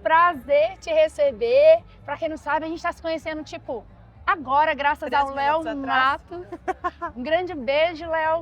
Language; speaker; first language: Portuguese; native; Portuguese